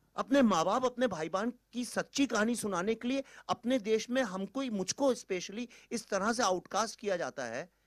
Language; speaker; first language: Hindi; native; Hindi